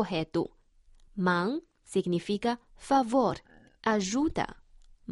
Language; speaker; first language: Portuguese; non-native, fluent; Chinese